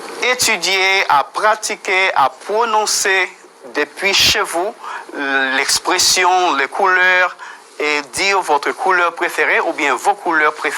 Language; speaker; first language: French; non-native, fluent; Spanish